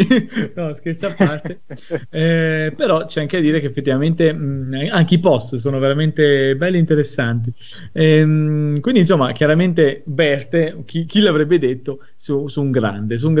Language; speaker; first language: Italian; native; Italian